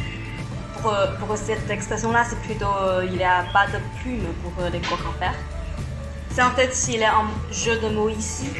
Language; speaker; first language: French; non-native, fluent; Chinese